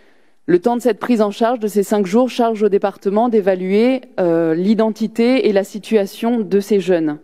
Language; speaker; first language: French; native; French